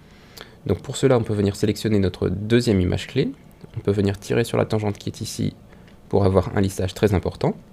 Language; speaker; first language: French; native; French